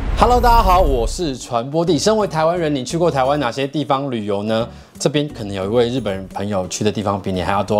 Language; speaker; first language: Chinese; native; Chinese